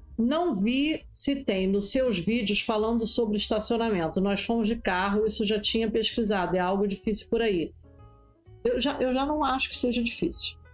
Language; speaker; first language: Portuguese; native; Portuguese